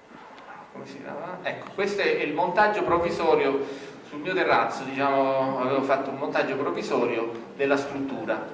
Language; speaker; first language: Italian; native; Italian